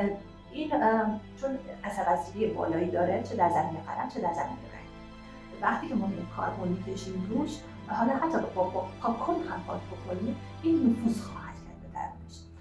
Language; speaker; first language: Persian; native; Persian